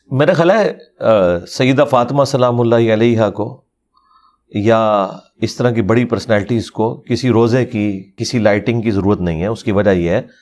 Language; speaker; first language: Urdu; non-native, local second language; Punjabi